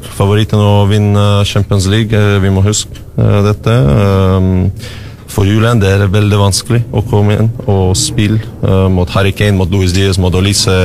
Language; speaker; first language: Norwegian; non-native, learner; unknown